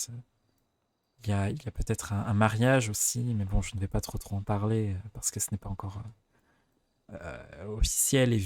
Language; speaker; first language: French; native; French